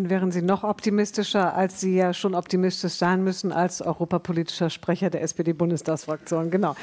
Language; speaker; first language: German; native; German